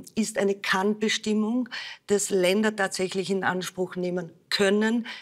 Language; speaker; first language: German; native; German